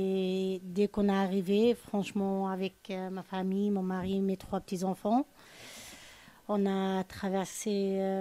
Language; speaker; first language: French; non-native, learner; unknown